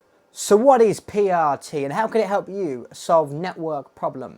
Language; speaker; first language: English; native; English